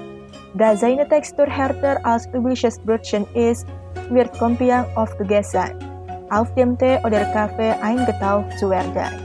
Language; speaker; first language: German; non-native, fluent; Indonesian